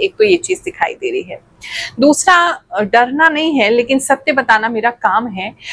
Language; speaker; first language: Hindi; native; Hindi